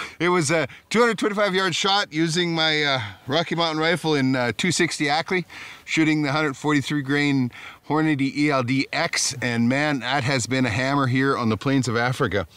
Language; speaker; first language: English; native; English